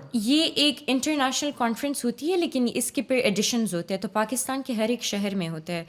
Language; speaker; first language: Urdu; non-native, local second language; Pashto